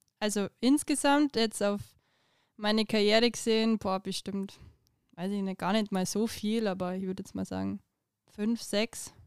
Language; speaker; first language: German; native; German